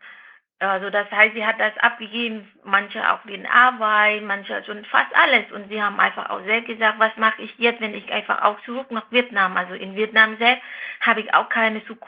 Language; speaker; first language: German; non-native, fluent; Vietnamese